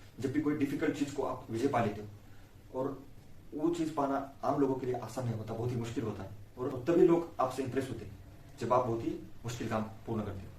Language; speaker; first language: Hindi; non-native, local second language; Marathi